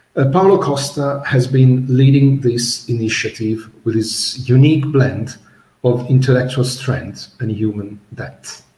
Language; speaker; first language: English; non-native, fluent; Italian